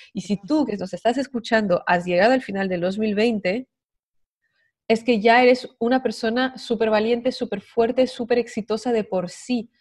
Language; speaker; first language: Spanish; non-native, fluent; French